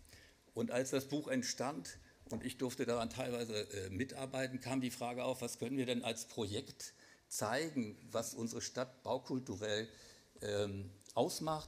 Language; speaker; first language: German; native; German